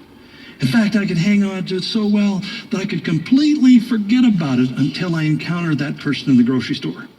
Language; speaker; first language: English; native; English